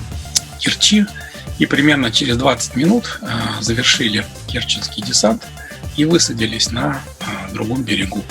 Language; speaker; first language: Russian; native; Russian